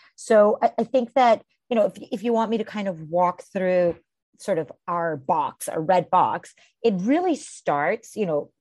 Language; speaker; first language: English; early bilingual, heritage; Spanish